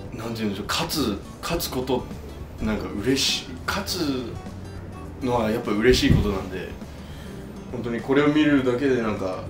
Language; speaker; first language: Japanese; early bilingual, other home language; English